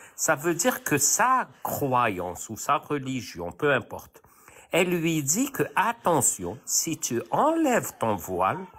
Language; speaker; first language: French; non-native, local second language; Arabic